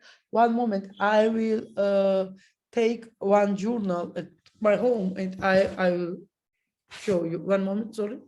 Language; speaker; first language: English; non-native, learner; Georgian